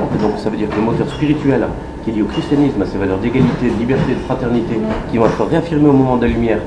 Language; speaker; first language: French; native; French